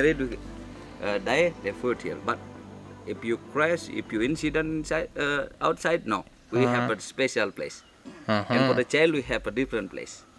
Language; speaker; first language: English; non-native, learner; Indonesian